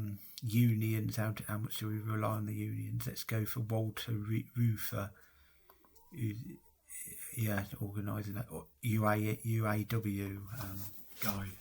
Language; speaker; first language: English; native; English